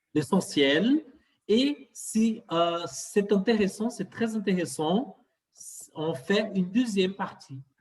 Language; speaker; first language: French; non-native, fluent; Portuguese